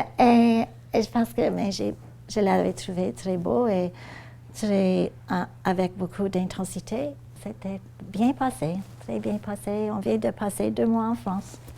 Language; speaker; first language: French; non-native, fluent; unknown